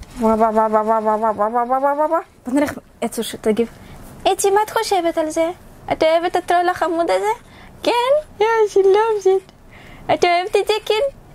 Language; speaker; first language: Hebrew; early bilingual, other home language; Russian